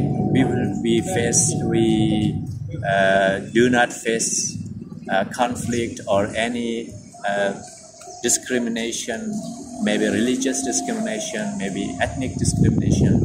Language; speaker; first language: English; non-native, fluent; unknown